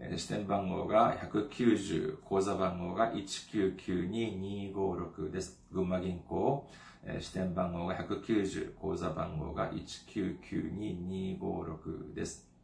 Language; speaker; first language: Japanese; non-native, fluent; Korean